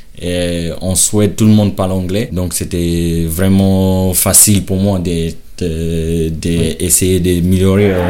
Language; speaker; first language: French; non-native, learner; Shona